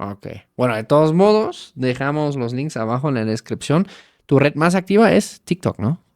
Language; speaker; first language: Spanish; non-native, fluent; German